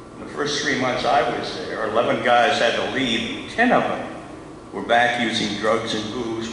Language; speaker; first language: English; native; English